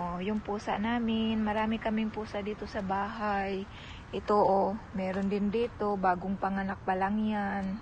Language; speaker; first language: Filipino; non-native, local second language; Cebuano